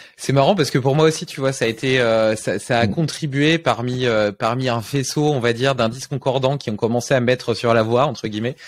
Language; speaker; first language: French; native; French